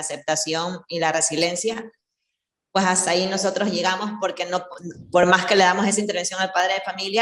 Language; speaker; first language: Spanish; native; Spanish